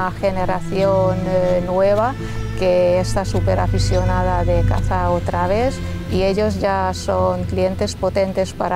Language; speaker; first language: Spanish; non-native, fluent; Hungarian